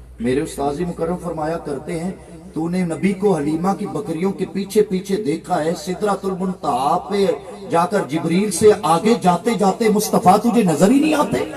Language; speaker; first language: Urdu; non-native, local second language; Punjabi